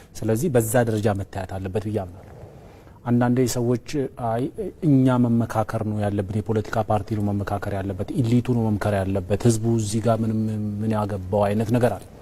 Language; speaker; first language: Amharic; non-native, local second language; Oromo